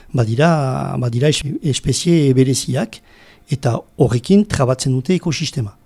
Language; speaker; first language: Basque; native; Basque